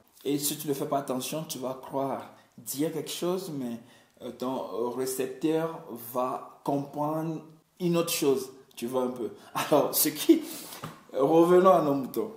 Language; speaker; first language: French; non-native, local second language; Ewe